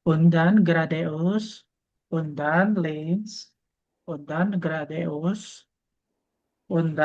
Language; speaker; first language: German; non-native, learner; Indonesian